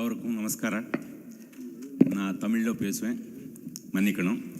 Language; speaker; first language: Tamil; non-native, fluent; Telugu